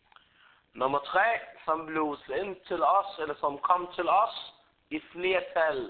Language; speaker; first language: Danish; early bilingual, other home language; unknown